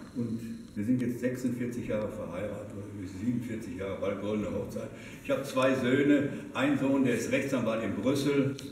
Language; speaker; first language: German; native; German